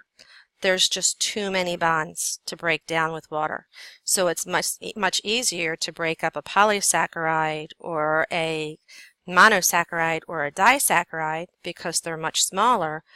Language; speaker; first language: English; native; English